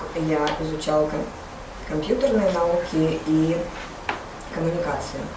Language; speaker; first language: Russian; native; Russian